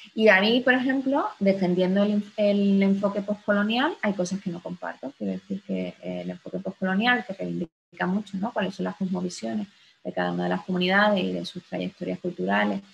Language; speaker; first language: Spanish; native; Spanish